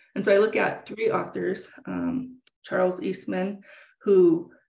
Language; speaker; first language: English; native; English